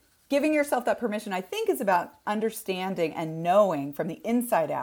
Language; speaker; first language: English; native; English